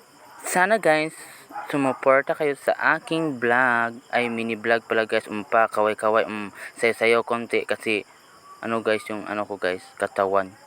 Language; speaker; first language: Filipino; non-native, local second language; Cebuano